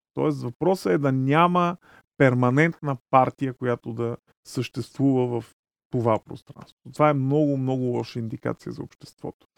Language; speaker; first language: Bulgarian; native; Bulgarian